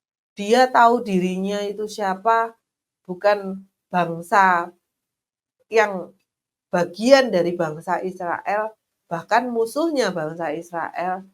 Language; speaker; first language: Indonesian; native; Indonesian